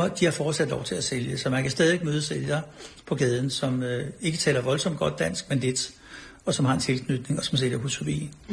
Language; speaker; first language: Danish; native; Danish